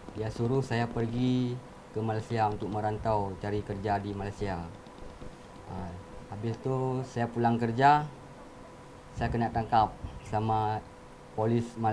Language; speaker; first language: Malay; non-native, local second language; Achinese